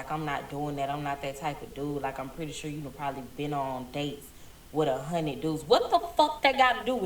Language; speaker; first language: English; native; English